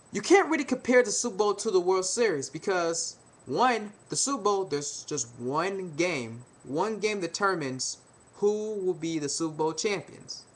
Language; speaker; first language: English; native; English